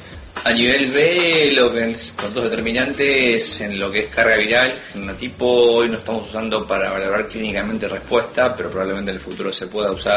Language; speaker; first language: Spanish; native; Spanish